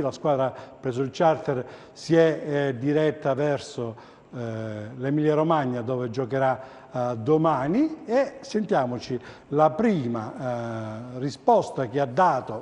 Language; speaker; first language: Italian; native; Italian